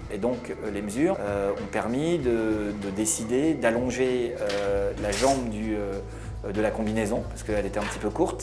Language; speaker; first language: French; native; French